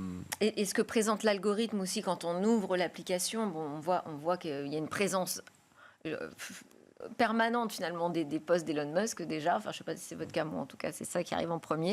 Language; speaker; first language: French; native; French